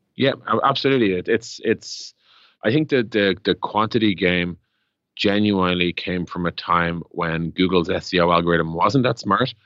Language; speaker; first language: English; native; English